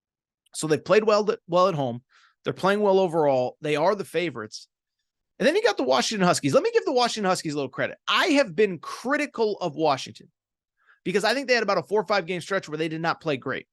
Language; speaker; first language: English; native; English